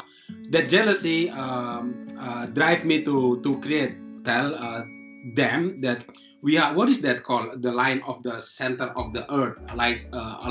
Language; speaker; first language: English; non-native, fluent; Indonesian